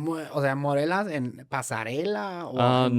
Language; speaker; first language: Spanish; non-native, fluent; German